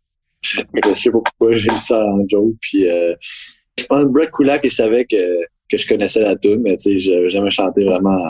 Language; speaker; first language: French; native; French